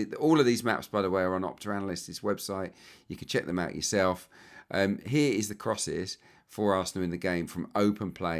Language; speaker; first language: English; native; English